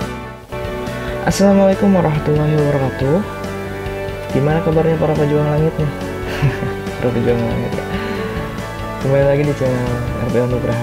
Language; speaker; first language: Indonesian; native; Indonesian